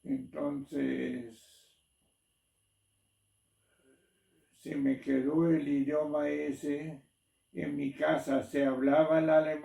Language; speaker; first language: Spanish; non-native, local second language; German